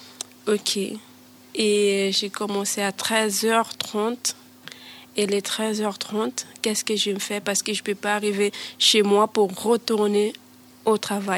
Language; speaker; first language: French; non-native, learner; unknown